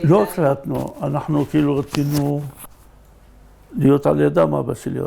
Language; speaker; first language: Hebrew; native; Hebrew